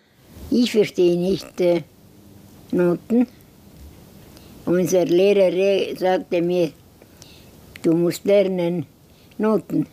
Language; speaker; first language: German; non-native, learner; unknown